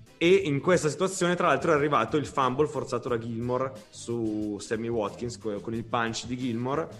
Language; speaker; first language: Italian; native; Italian